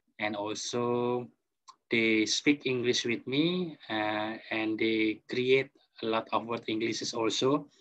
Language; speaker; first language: English; non-native, fluent; Indonesian